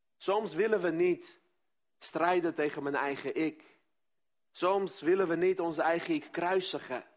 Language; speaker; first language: Dutch; non-native, fluent; Armenian